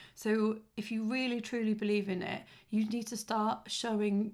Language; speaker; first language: English; native; English